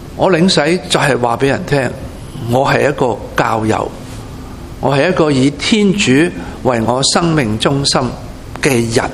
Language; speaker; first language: Chinese; non-native, local second language; Cantonese